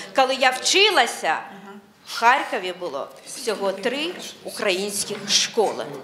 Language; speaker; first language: Ukrainian; non-native, local second language; Russian